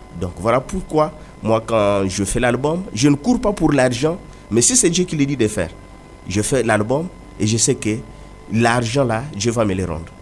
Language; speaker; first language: French; non-native, local second language; Kongo